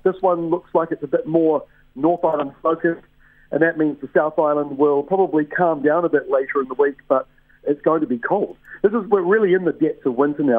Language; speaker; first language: English; native; English